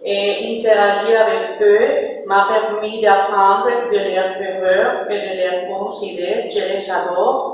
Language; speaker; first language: French; non-native, fluent; Spanish